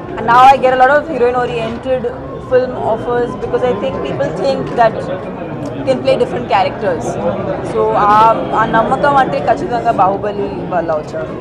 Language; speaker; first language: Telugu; non-native, fluent; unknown